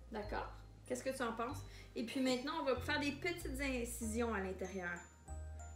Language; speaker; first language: French; native; French